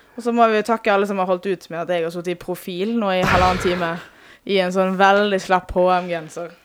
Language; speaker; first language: Norwegian; native; Norwegian